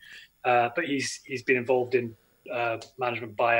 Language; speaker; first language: English; native; English